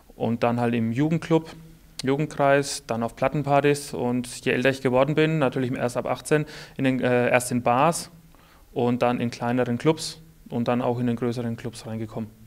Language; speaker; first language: German; native; German